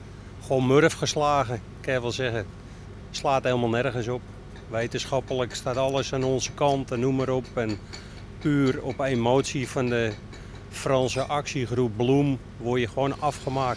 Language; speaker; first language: Dutch; native; Dutch